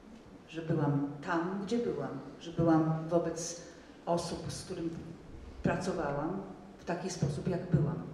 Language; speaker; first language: Polish; non-native, fluent; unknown